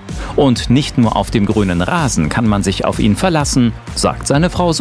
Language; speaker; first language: German; native; German